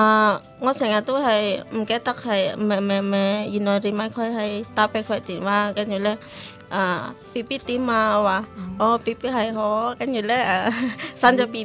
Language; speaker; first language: Chinese; non-native, learner; Indonesian